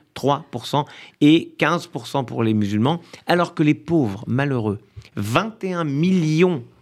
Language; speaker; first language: French; native; French